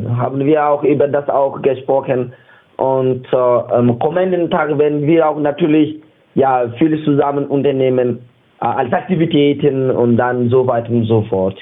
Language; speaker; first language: German; non-native, learner; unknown